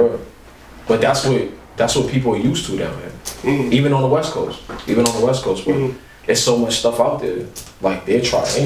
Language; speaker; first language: English; native; English